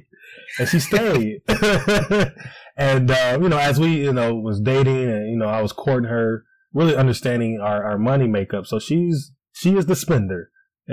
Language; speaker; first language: English; native; English